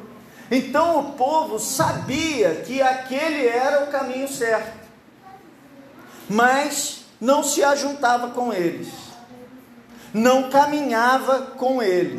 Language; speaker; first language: Portuguese; native; Portuguese